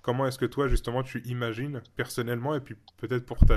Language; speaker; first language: French; native; French